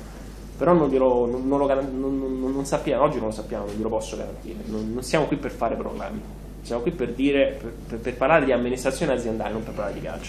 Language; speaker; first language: Italian; native; Italian